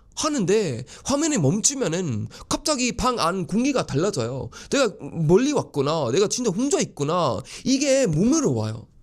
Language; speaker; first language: Korean; non-native, fluent; Swedish